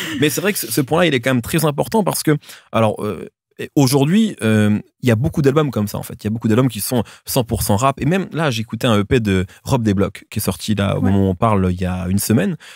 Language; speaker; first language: French; native; French